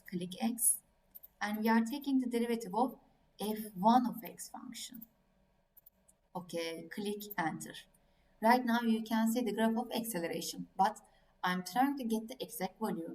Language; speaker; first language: English; non-native, fluent; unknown